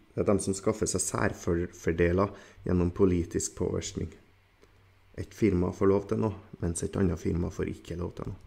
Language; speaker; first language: Norwegian; native; Norwegian